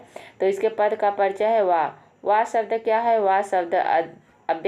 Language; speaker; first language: Hindi; native; Hindi